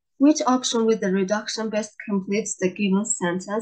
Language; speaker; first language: English; non-native, fluent; Azerbaijani